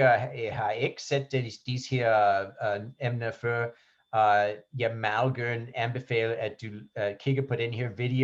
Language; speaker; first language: Danish; non-native, fluent; English